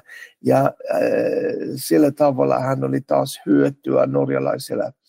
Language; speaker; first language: Finnish; non-native, learner; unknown